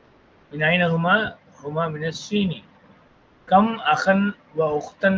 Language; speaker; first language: Arabic; non-native, fluent; Tamil